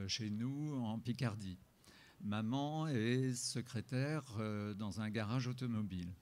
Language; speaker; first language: French; native; French